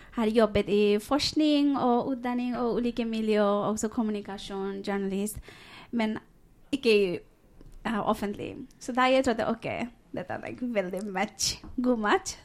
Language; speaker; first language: Norwegian; non-native, fluent; Bangla